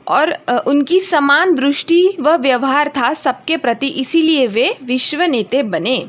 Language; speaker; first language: Hindi; non-native, local second language; Marathi